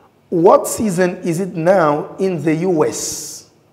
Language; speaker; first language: English; non-native, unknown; Lingala